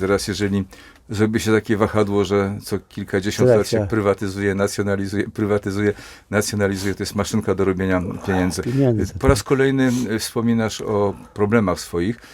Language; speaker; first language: Polish; native; Polish